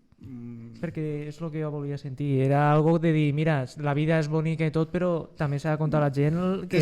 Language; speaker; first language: Catalan; native; Catalan